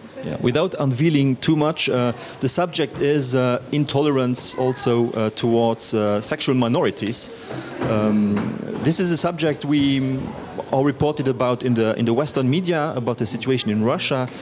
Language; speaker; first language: English; non-native, fluent; Luxembourgish